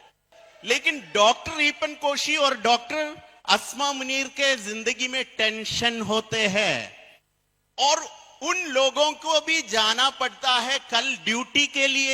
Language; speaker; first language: Hindi; non-native, fluent; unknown